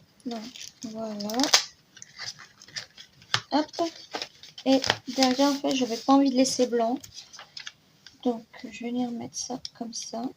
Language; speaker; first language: French; native; French